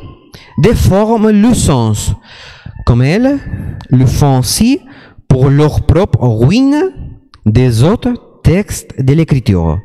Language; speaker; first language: French; non-native, fluent; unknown